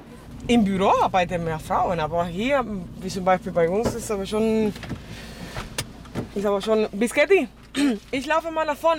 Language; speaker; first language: German; non-native, fluent; Spanish